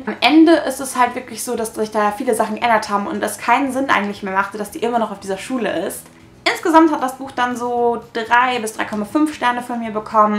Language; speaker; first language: German; native; German